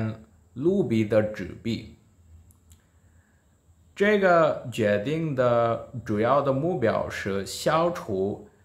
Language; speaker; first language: Chinese; non-native, learner; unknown